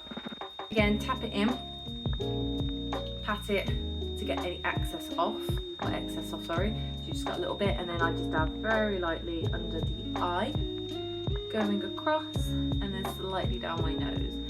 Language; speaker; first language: English; native; English